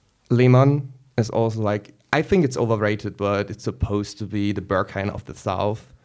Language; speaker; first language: English; non-native, fluent; German